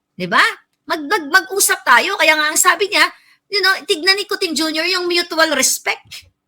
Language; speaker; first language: Filipino; non-native, local second language; Cebuano